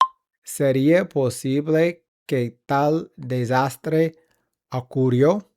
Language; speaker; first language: Spanish; non-native, learner; English